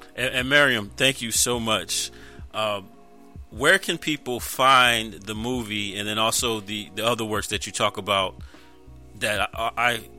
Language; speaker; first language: English; non-native, fluent; Dutch